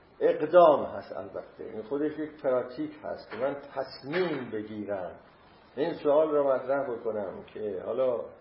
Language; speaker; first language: Persian; non-native, local second language; Azerbaijani